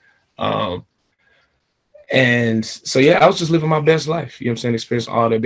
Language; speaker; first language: English; native; English